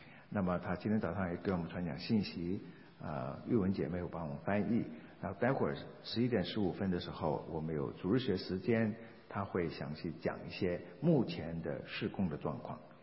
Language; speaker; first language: Chinese; native; Chinese